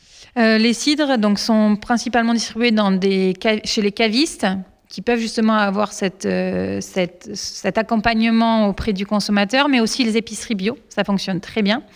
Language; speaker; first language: French; native; French